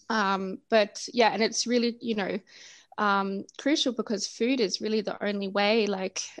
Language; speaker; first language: English; native; English